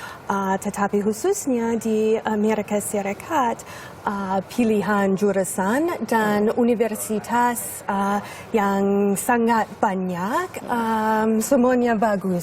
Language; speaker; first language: Indonesian; non-native, fluent; English